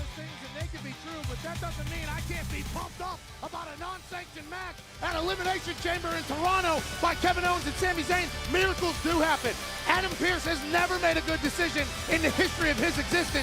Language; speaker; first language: English; native; English